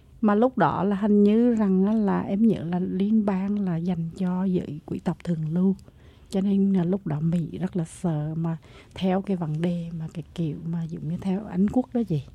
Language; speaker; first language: Vietnamese; native; Vietnamese